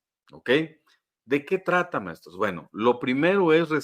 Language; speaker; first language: Spanish; native; Spanish